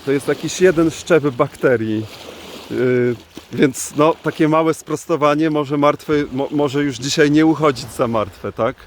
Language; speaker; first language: Polish; native; Polish